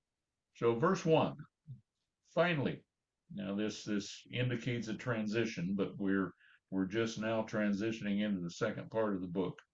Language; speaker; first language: English; native; English